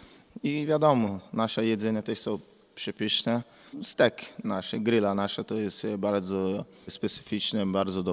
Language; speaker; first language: Polish; non-native, learner; Portuguese